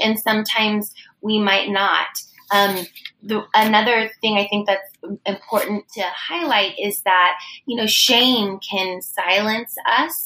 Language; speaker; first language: English; native; English